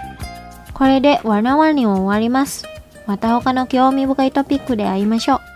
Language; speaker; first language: Japanese; non-native, fluent; Indonesian